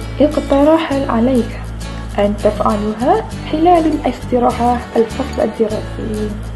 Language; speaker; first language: Arabic; non-native, learner; Malay